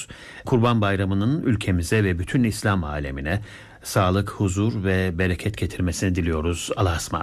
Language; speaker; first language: Turkish; native; Turkish